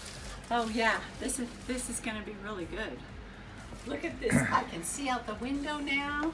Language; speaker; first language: English; native; English